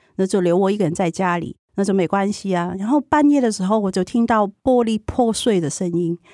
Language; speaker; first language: Chinese; non-native, fluent; Cantonese